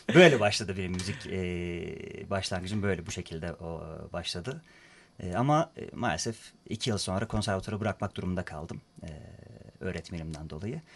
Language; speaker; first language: Turkish; native; Turkish